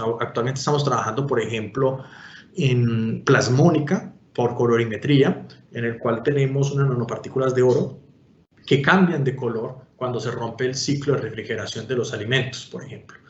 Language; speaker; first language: Spanish; native; Spanish